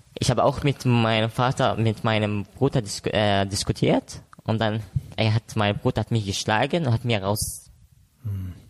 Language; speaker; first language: German; non-native, learner; Arabic